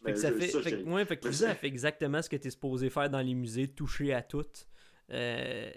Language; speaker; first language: French; native; French